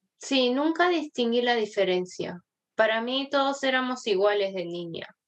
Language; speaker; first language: Spanish; early bilingual, other home language; Korean